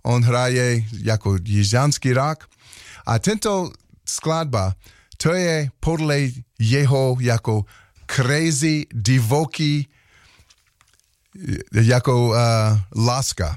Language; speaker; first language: Czech; non-native, learner; English